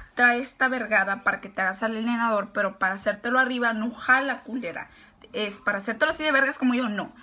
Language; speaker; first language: Spanish; early bilingual, heritage; Spanish